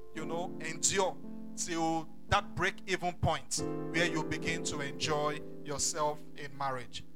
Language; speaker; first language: English; non-native, local second language; Yoruba